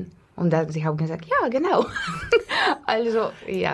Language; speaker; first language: German; non-native, learner; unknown